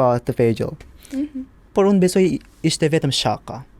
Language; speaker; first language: Albanian; non-native, learner; Indonesian